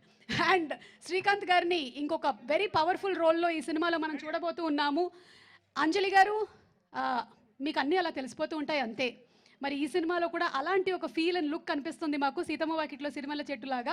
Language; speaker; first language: Telugu; native; Telugu